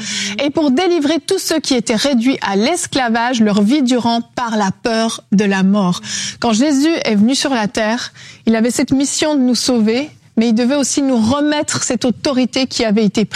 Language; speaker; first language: French; native; French